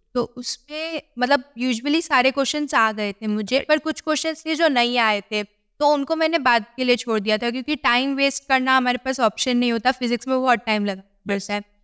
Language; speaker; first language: Hindi; native; Hindi